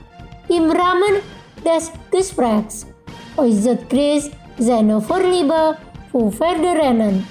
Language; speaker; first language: German; non-native, fluent; Indonesian